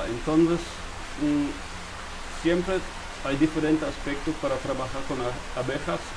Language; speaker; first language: Spanish; non-native, fluent; German